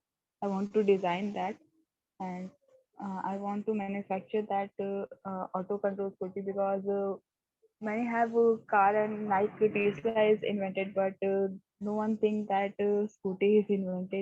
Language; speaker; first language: English; non-native, learner; Hindi